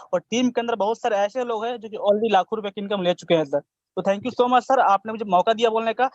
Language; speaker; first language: Hindi; native; Hindi